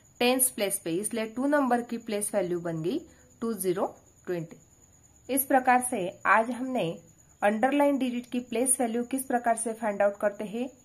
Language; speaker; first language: Hindi; non-native, local second language; Marathi